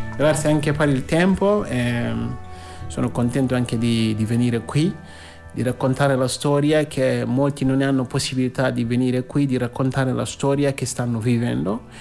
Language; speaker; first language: Italian; non-native, learner; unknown